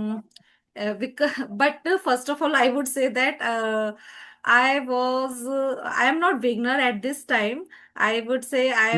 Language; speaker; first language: English; non-native, learner; Hindi